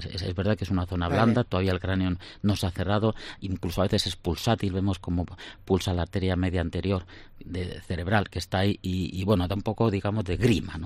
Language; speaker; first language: Spanish; native; Spanish